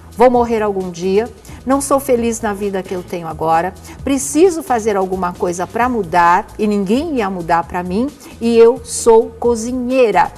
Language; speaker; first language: Portuguese; native; Portuguese